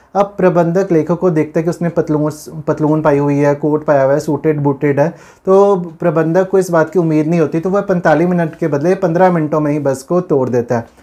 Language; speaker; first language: Hindi; non-native, local second language; Punjabi